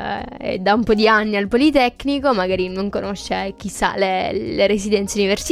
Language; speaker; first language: Italian; native; Italian